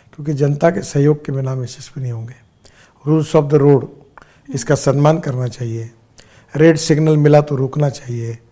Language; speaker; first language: Hindi; non-native, local second language; Marathi